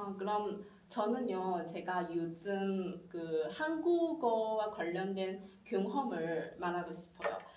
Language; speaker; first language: Korean; non-native, fluent; Chinese